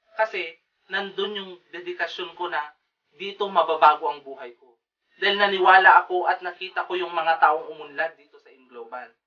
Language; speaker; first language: Filipino; non-native, local second language; Iloko